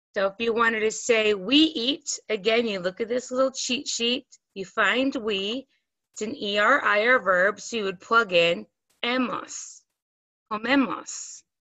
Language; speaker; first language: English; native; English